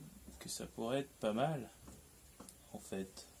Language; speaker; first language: French; native; French